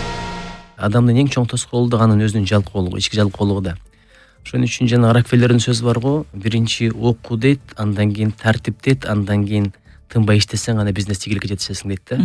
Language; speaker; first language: Kyrgyz; native; Kyrgyz